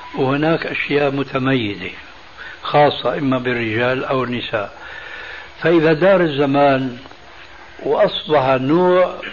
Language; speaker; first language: Arabic; early bilingual, other home language; Albanian